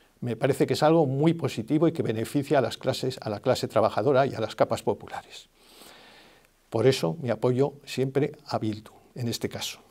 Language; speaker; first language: Spanish; native; Spanish